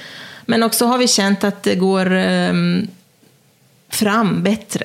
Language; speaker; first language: Swedish; non-native, fluent; Persian